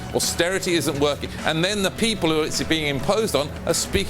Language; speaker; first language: English; native; English